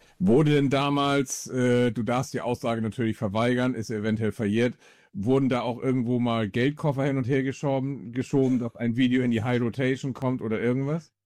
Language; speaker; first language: German; native; German